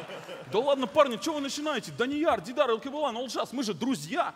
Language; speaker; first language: Russian; native; Russian